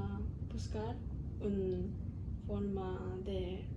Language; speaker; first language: Spanish; non-native, learner; Cantonese